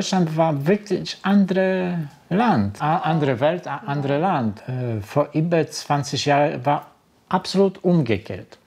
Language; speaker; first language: German; non-native, learner; Polish